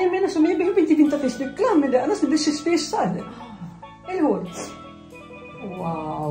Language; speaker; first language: Swedish; non-native, learner; Filipino